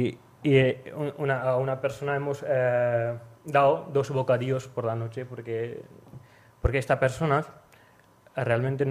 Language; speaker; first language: Spanish; non-native, learner; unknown